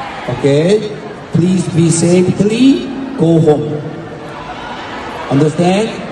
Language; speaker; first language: English; non-native, learner; Korean